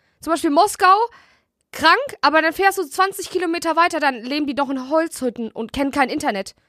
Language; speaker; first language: German; early bilingual, other home language; Russian